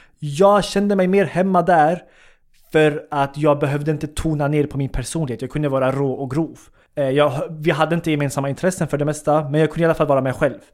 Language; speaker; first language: Swedish; early bilingual, other home language; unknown